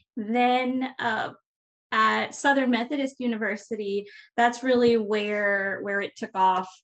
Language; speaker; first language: English; native; English